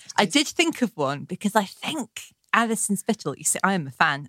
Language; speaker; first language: English; native; English